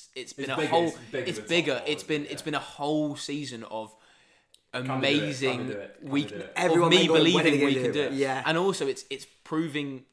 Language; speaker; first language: English; native; English